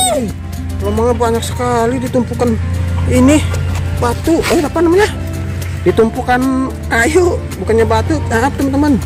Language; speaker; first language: Indonesian; native; Indonesian